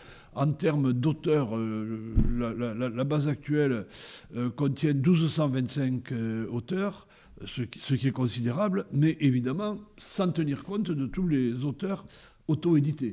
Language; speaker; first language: French; native; French